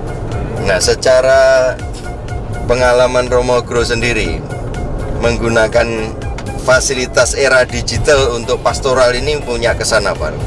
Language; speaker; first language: Indonesian; native; Indonesian